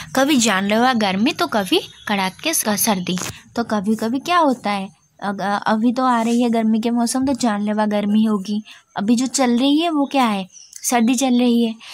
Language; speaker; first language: Hindi; non-native, local second language; Odia